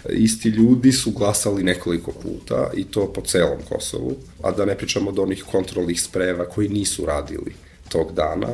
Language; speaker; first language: Serbian; non-native, local second language; Albanian